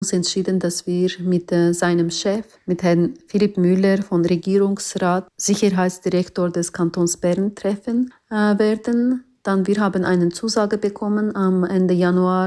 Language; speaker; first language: German; non-native, learner; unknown